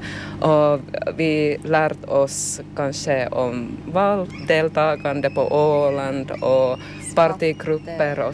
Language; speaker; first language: Swedish; non-native, local second language; Finnish